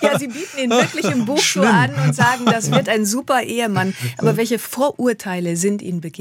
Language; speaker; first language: German; native; German